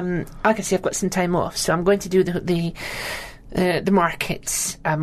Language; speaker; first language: English; native; English